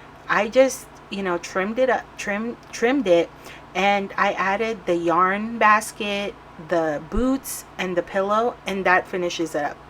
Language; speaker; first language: English; native; English